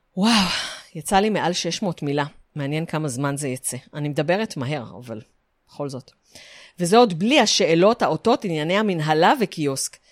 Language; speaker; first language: Hebrew; native; Hebrew